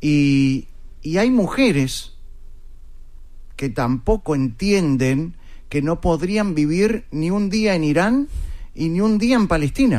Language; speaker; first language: Spanish; native; Spanish